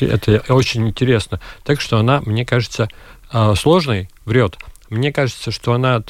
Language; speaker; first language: Russian; non-native, local second language; Latvian